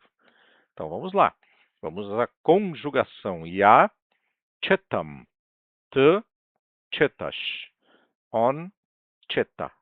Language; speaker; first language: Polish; non-native, fluent; Portuguese